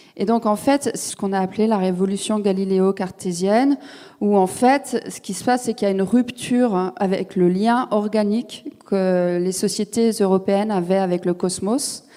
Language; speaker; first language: French; native; French